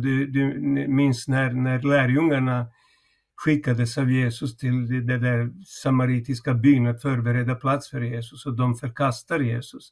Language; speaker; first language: Swedish; non-native, fluent; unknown